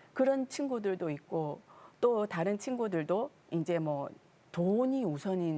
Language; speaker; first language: Korean; native; Korean